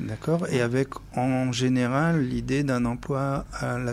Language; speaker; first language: French; native; French